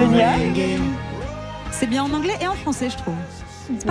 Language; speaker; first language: French; native; French